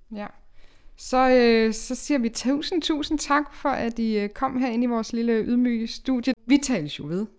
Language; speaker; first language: Danish; native; Danish